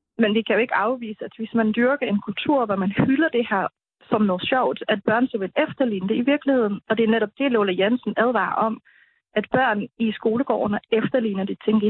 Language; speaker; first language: Danish; native; Danish